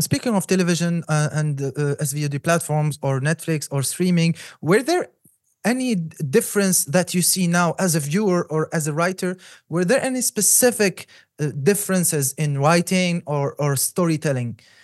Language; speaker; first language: English; non-native, fluent; Arabic